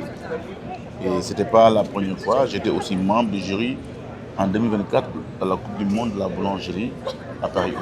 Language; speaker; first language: French; non-native, local second language; Wolof